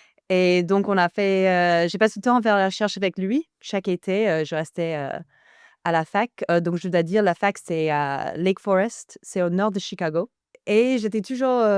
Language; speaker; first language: French; non-native, fluent; English